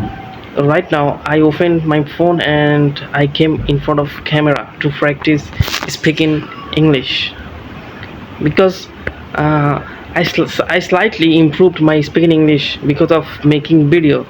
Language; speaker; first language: English; non-native, learner; Bangla